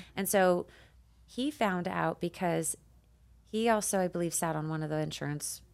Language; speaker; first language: English; native; English